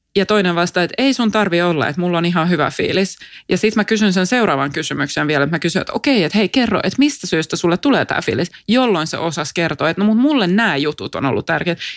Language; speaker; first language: Finnish; non-native, local second language; Swedish